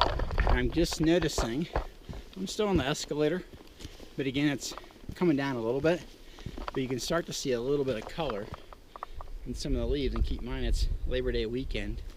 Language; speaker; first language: English; native; English